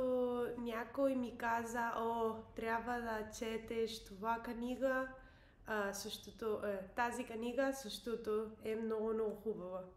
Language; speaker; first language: Bulgarian; non-native, learner; English